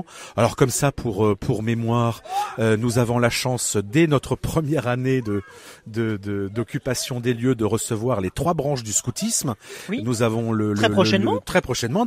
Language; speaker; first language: French; native; French